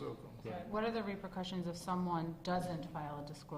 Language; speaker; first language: English; native; English